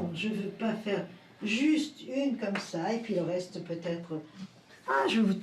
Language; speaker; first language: French; non-native, local second language; Arabic